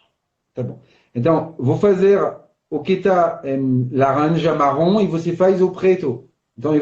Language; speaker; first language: Portuguese; non-native, fluent; French